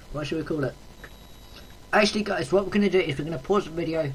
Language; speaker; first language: English; native; English